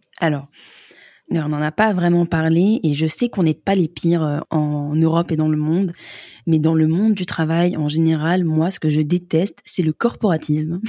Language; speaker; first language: French; native; French